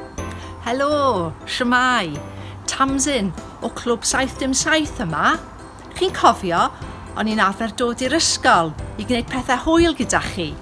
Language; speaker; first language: Welsh; non-native, local second language; English